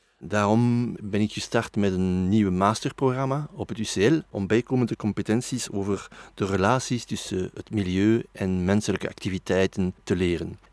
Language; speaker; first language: Dutch; non-native, local second language; French